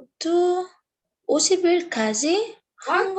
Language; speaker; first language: Korean; non-native, learner; Arabic